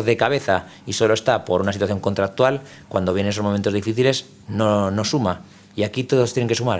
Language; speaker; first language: Spanish; native; Spanish